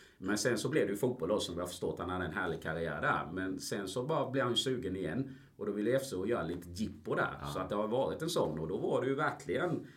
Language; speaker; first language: Swedish; early bilingual, other home language; Spanish